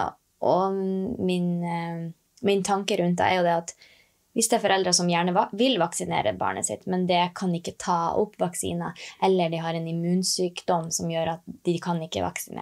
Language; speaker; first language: Norwegian; native; Norwegian